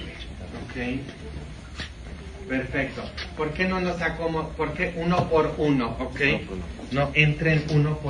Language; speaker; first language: Spanish; non-native, fluent; English